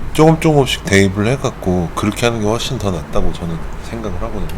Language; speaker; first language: Korean; native; Korean